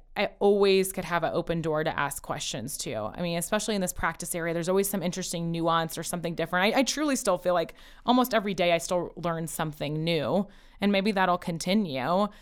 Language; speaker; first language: English; early bilingual, other home language; Persian